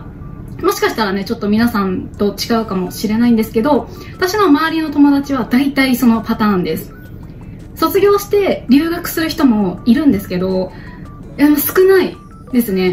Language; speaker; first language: Japanese; native; Japanese